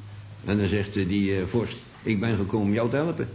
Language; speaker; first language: Dutch; native; Dutch